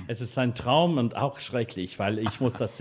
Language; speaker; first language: German; non-native, learner; English